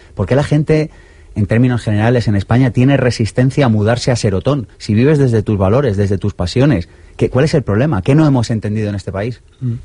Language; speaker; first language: Spanish; native; Spanish